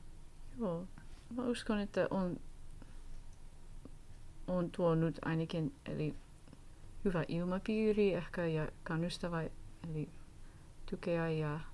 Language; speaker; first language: Finnish; non-native, learner; English